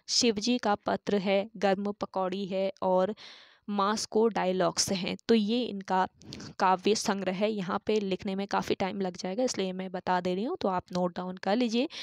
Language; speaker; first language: Hindi; native; Hindi